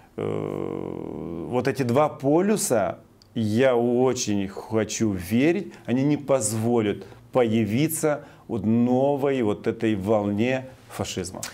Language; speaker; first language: Russian; non-native, local second language; Romanian